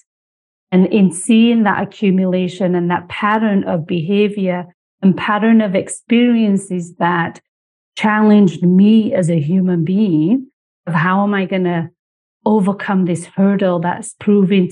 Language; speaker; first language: English; native; English